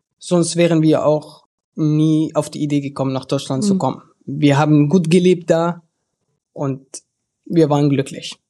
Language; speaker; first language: German; early bilingual, other home language; Arabic